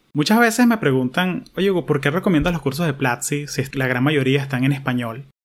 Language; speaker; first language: Spanish; early bilingual, heritage; Spanish